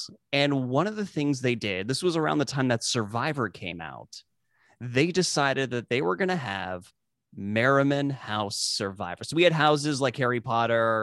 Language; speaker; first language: English; native; English